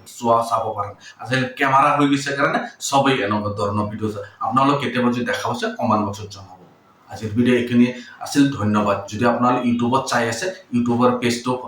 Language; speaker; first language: Assamese; non-native, local second language; Bangla